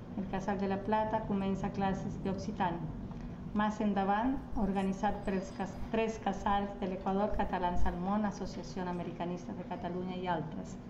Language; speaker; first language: Catalan; non-native, learner; Spanish